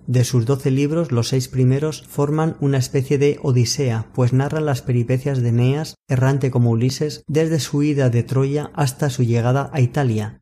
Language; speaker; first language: Spanish; native; Spanish